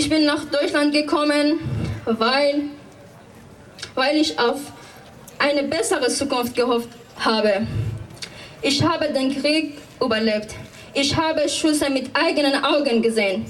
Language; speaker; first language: German; non-native, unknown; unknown